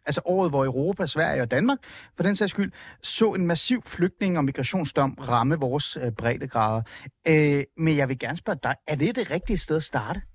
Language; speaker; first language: Danish; early bilingual, other home language; Persian